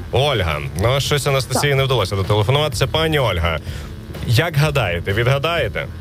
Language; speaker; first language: Ukrainian; native; Ukrainian